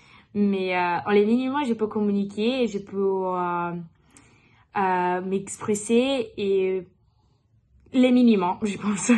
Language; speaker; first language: French; non-native, learner; Portuguese